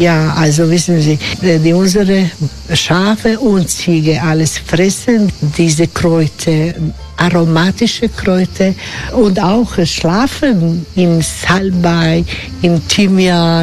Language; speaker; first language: German; non-native, learner; Croatian